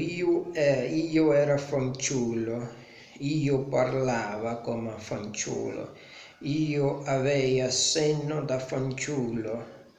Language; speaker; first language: Italian; non-native, learner; Portuguese